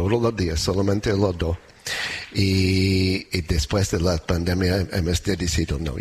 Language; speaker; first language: Spanish; non-native, learner; English